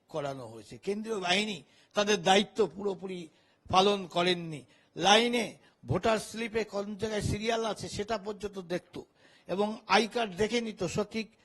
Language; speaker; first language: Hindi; non-native, local second language; Bangla